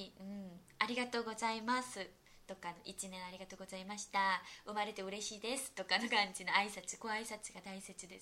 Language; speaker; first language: Japanese; non-native, fluent; Korean